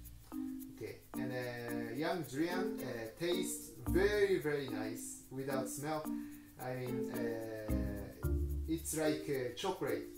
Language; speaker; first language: English; non-native, fluent; Japanese